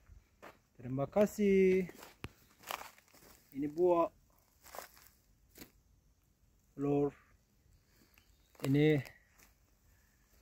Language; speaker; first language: Indonesian; non-native, learner; Turkish